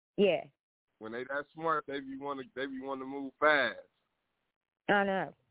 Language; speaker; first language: English; native; English